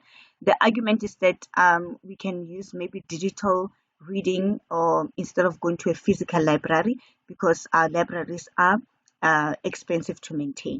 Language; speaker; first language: English; non-native, local second language; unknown